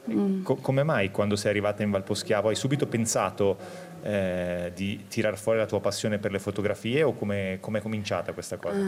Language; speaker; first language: Italian; native; Italian